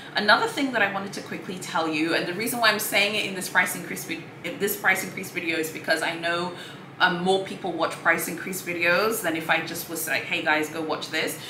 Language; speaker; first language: English; non-native, local second language; Swahili